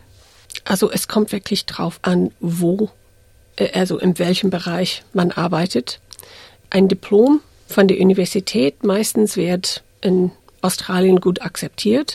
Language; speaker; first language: German; non-native, fluent; English